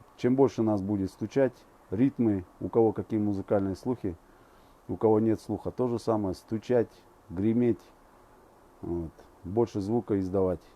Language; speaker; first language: Russian; non-native, local second language; Kazakh